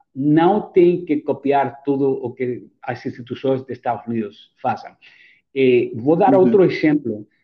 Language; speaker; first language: Portuguese; non-native, fluent; Greek